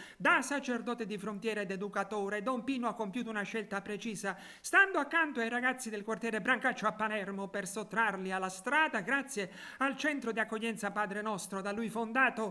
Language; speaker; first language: Italian; native; Italian